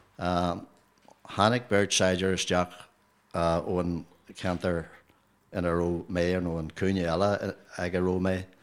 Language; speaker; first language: Irish; non-native, local second language; English